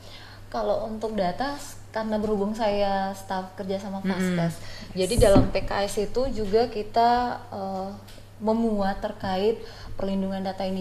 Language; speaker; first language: Indonesian; native; Indonesian